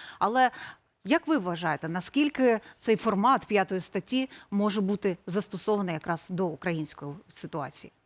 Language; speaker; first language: Ukrainian; native; Ukrainian